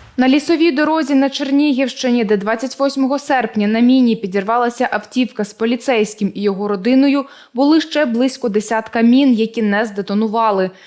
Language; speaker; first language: Ukrainian; native; Ukrainian